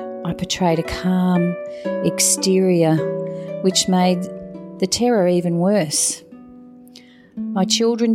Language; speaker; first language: English; native; English